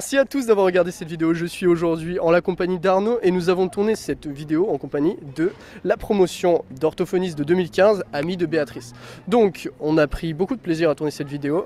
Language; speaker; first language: French; native; French